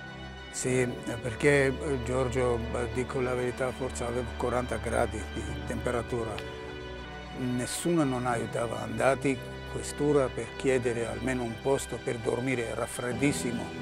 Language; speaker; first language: Italian; non-native, learner; Armenian